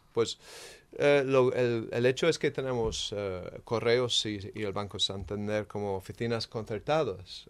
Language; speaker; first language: Spanish; non-native, fluent; English